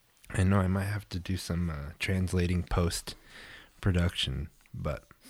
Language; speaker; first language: English; early bilingual, other home language; Spanish